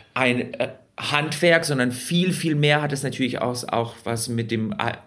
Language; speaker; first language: German; early bilingual, other home language; Russian